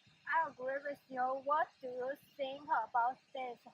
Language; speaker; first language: English; non-native, learner; Chinese